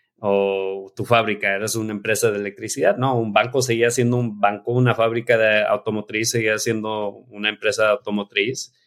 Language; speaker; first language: Spanish; early bilingual, heritage; Spanish